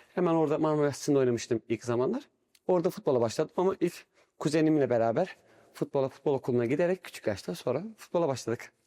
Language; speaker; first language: Turkish; native; Turkish